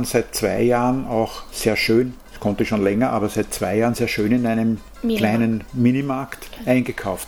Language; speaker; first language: German; native; German